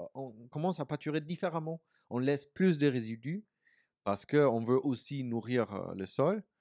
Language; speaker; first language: French; non-native, fluent; German